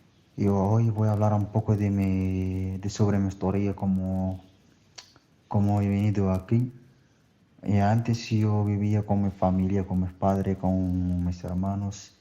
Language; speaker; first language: Spanish; non-native, learner; Arabic